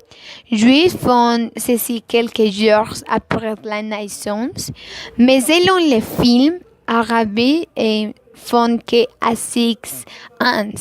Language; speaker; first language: French; non-native, learner; Spanish